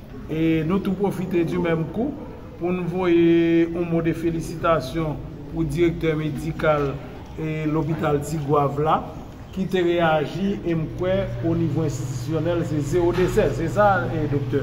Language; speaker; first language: French; non-native, local second language; Haitian Creole